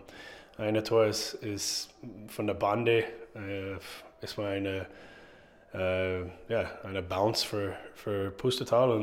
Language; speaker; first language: German; non-native, learner; English